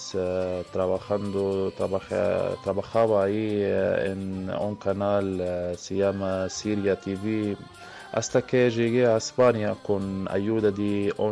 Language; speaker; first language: Spanish; early bilingual, other home language; Arabic